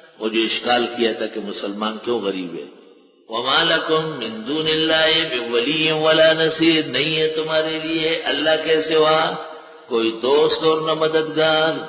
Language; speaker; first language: Urdu; non-native, local second language; Pashto